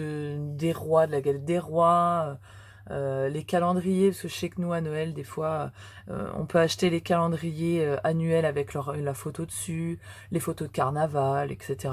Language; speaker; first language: French; native; French